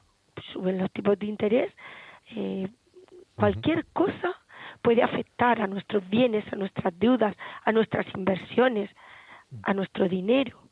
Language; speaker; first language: Spanish; native; Spanish